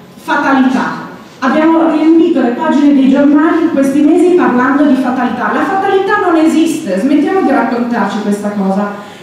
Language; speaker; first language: Italian; native; Italian